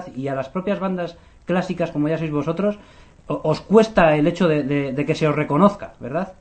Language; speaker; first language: Spanish; native; Spanish